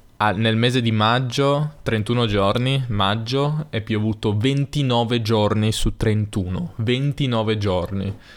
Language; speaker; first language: Italian; native; Italian